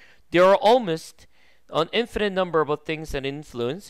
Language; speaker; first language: English; non-native, fluent; Korean